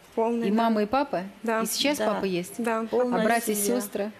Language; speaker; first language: Russian; native; Russian